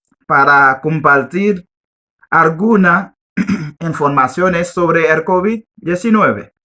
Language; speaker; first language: Spanish; non-native, learner; Haitian Creole